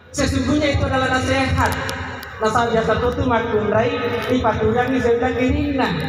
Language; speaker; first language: Indonesian; non-native, local second language; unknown